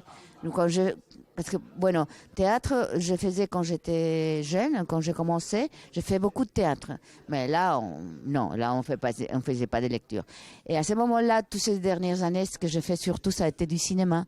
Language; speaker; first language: French; non-native, fluent; Spanish